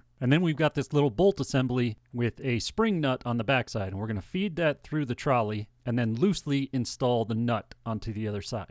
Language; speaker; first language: English; native; English